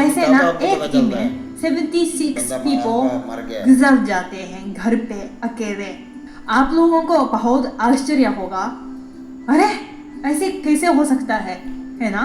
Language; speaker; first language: Hindi; non-native, fluent; Japanese